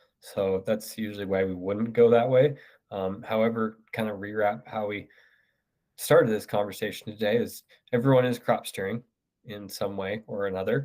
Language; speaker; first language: English; native; English